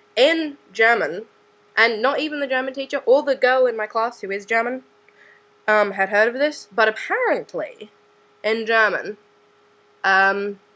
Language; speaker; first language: English; native; English